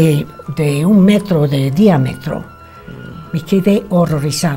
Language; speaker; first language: Spanish; non-native, fluent; English